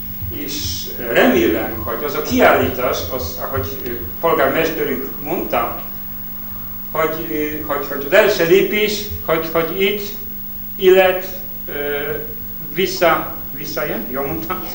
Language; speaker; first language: Hungarian; non-native, learner; Polish